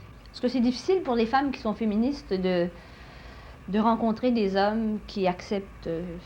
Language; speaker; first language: French; native; French